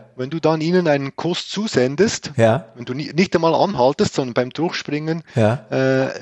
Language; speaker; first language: German; native; German